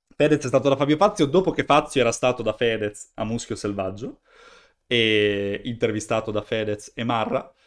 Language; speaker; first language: Italian; native; Italian